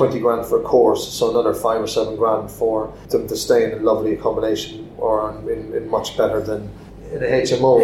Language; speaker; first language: English; native; English